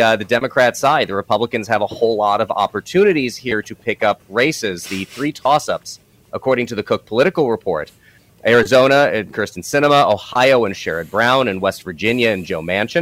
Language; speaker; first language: English; native; English